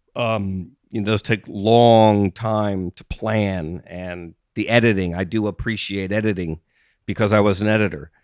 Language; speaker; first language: English; native; English